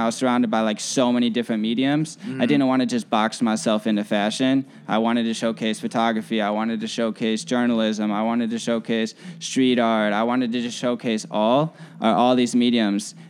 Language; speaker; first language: English; native; English